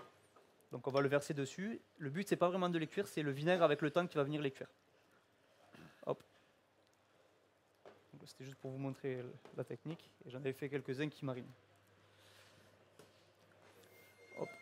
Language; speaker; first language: French; native; French